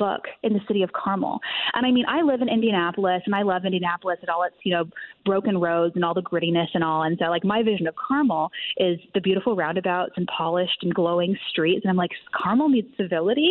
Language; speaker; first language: English; native; English